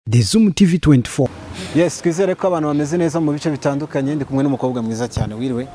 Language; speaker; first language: Kinyarwanda; native; Kinyarwanda